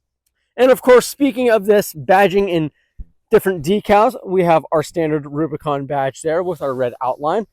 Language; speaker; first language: English; native; English